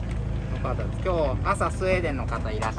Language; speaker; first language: Japanese; native; Japanese